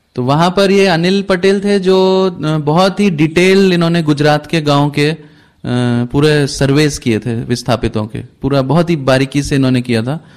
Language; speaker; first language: Hindi; native; Hindi